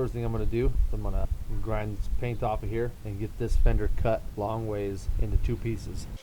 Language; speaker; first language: English; native; English